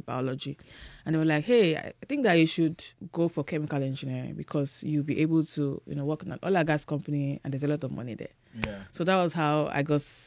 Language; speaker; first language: English; non-native, local second language; Yoruba